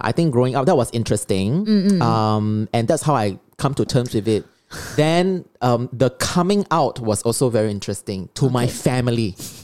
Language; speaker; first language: English; non-native, local second language; Chinese